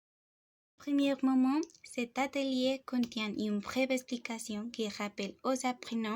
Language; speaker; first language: French; non-native, fluent; Spanish